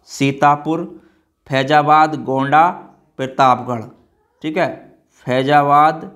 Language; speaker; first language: Hindi; native; Hindi